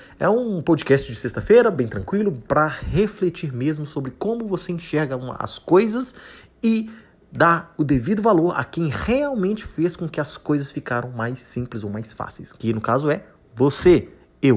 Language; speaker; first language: Portuguese; native; Portuguese